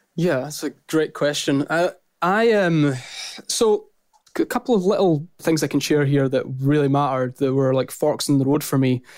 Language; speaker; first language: English; native; English